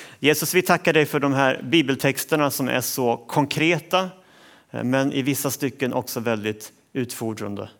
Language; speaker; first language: Swedish; native; Swedish